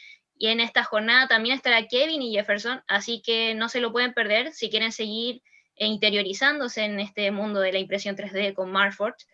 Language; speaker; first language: Spanish; native; Spanish